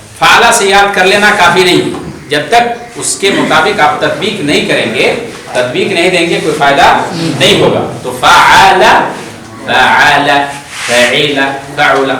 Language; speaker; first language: Urdu; non-native, local second language; Bangla